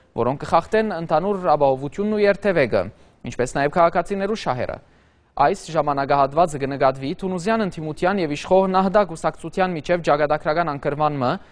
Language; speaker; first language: Armenian; early bilingual, heritage; Armenian